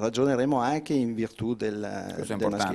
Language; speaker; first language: Italian; native; Italian